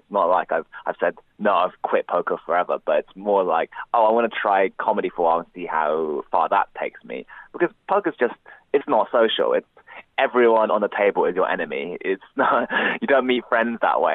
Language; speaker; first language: English; native; English